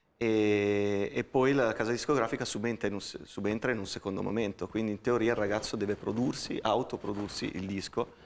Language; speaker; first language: Italian; native; Italian